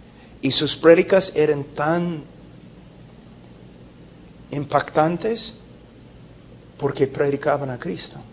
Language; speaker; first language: Spanish; non-native, fluent; English